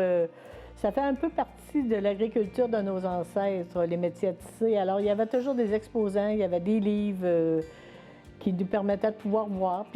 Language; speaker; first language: French; native; French